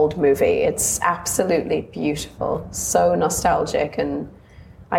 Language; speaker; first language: English; native; English